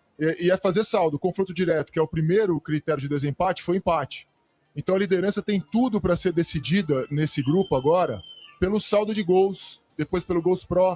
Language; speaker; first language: Portuguese; native; Portuguese